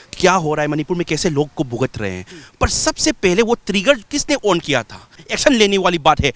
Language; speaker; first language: Hindi; non-native, local second language; Manipuri